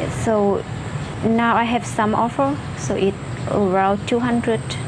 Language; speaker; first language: English; non-native, fluent; Vietnamese